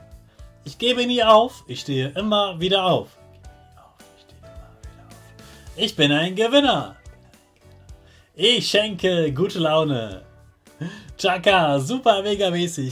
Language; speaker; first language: German; native; German